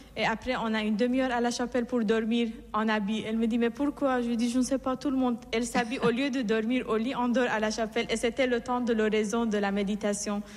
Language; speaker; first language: French; non-native, fluent; Persian